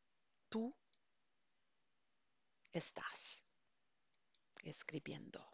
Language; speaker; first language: Spanish; non-native, fluent; Norwegian